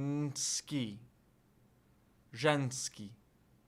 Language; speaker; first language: Polish; non-native, learner; English